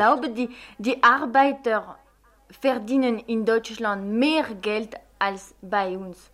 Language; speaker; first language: German; non-native, fluent; French